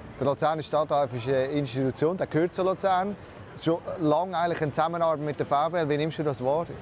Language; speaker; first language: German; native; German